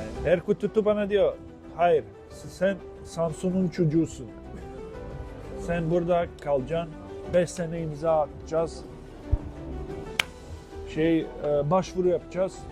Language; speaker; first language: Turkish; non-native, fluent; Bosnian